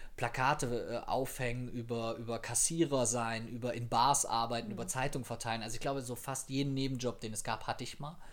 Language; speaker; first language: German; native; German